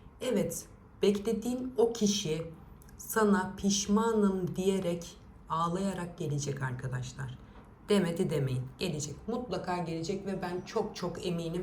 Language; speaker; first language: Turkish; native; Turkish